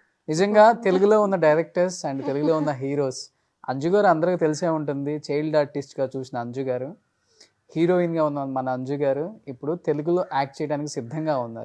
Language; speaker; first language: Telugu; native; Telugu